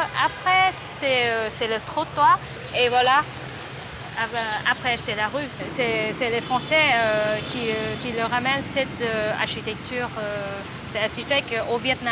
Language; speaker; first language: French; non-native, learner; Vietnamese